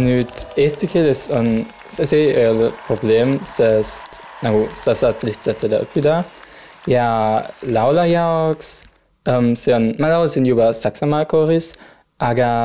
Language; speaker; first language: Estonian; non-native, learner; German